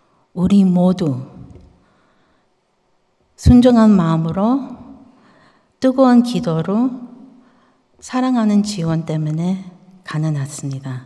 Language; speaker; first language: Korean; early bilingual, heritage; Korean